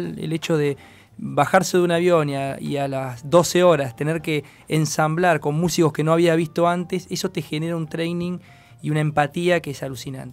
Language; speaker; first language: Spanish; native; Spanish